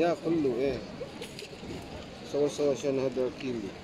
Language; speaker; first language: Arabic; non-native, learner; Filipino